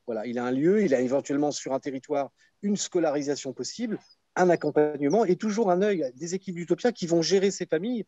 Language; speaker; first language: French; native; French